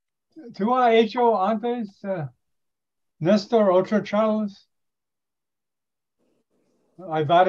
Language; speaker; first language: Spanish; non-native, learner; English